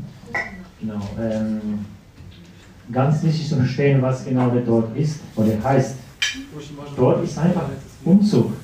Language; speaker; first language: German; non-native, learner; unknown